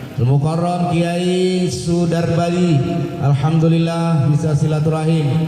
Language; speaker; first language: Indonesian; non-native, local second language; Buginese